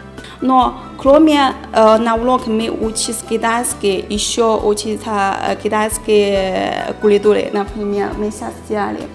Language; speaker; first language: Russian; non-native, learner; Chinese